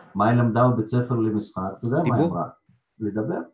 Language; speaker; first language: Hebrew; early bilingual, other home language; Russian